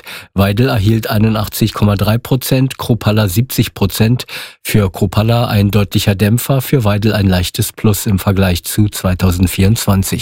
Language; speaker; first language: German; native; German